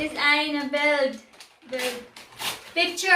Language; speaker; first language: German; non-native, learner; Filipino